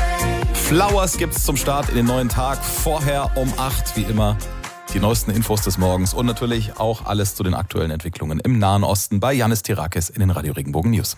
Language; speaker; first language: German; native; German